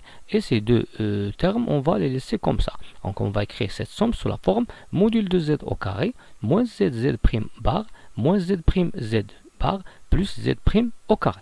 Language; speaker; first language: French; non-native, local second language; Arabic